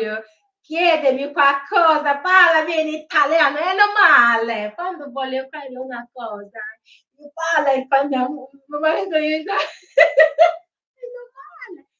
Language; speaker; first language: Italian; non-native, learner; Igbo